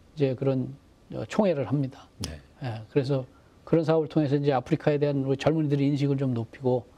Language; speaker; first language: Korean; native; Korean